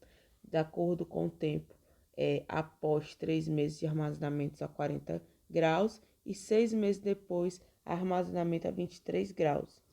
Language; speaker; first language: Portuguese; native; Portuguese